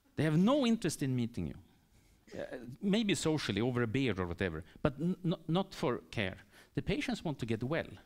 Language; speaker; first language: English; non-native, fluent; Swedish